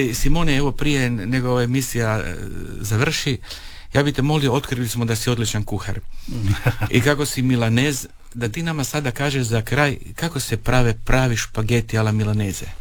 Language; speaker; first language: Serbian; native; Serbian